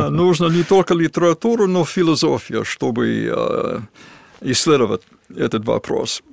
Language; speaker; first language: Russian; non-native, fluent; English